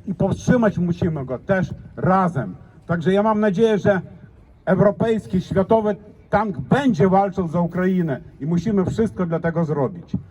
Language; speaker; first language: Polish; non-native, fluent; Ukrainian